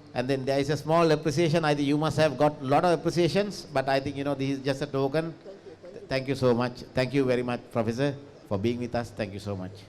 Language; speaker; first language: English; non-native, local second language; Sinhala